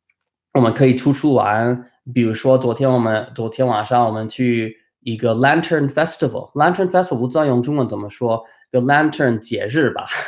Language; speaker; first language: Chinese; non-native, fluent; English